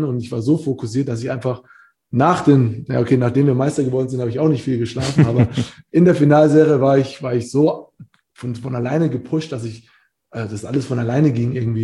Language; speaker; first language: German; native; German